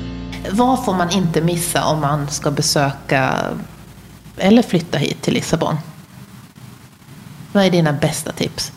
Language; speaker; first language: Swedish; native; Swedish